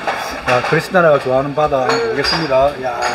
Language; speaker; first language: Korean; native; Korean